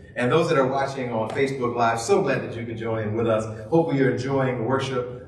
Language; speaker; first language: English; native; English